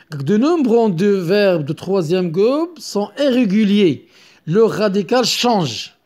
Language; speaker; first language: French; non-native, local second language; Arabic